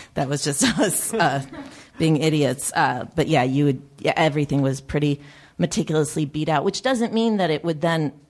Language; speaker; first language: English; native; English